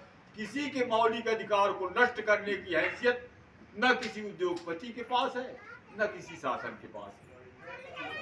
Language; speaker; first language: Hindi; native; Hindi